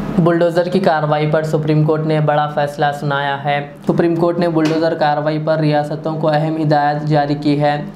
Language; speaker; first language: Urdu; native; Urdu